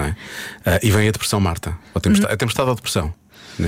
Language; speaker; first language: Portuguese; native; Portuguese